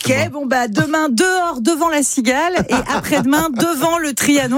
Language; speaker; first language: French; native; French